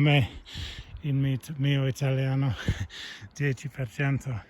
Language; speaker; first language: Italian; non-native, fluent; English